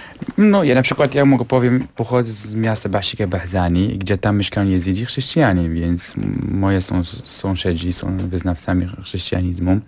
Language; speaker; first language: Polish; non-native, fluent; Kurdish